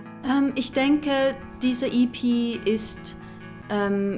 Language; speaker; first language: German; non-native, local second language; English